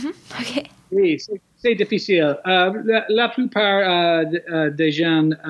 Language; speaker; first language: French; non-native, learner; English